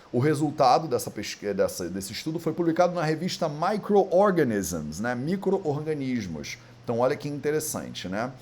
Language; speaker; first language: Portuguese; native; Portuguese